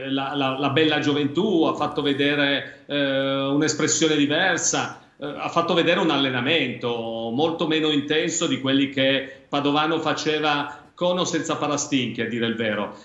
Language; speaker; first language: Italian; native; Italian